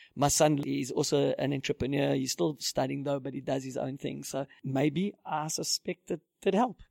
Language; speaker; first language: English; native; English